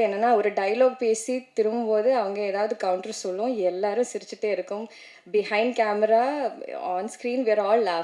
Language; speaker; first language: Tamil; non-native, learner; Malayalam